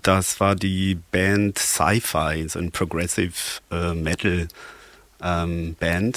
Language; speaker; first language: German; non-native, fluent; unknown